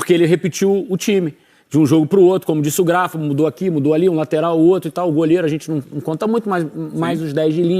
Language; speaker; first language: Portuguese; native; Portuguese